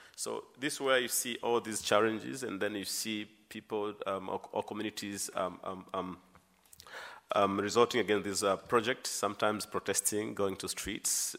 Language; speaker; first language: English; non-native, local second language; Swahili